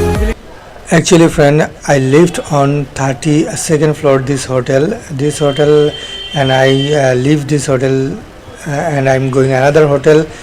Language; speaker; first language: English; non-native, learner; Bangla